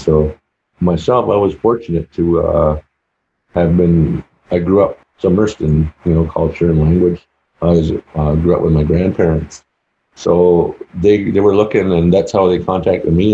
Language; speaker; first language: English; native; English